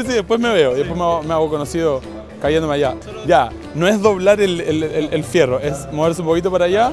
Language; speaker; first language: Spanish; native; Spanish